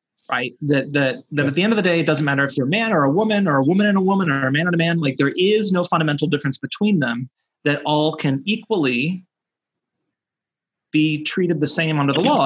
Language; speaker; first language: English; early bilingual, other home language; Spanish